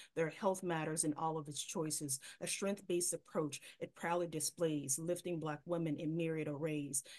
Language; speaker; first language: English; native; English